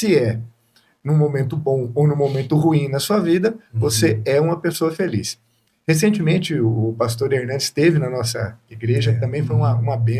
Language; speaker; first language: Portuguese; native; Portuguese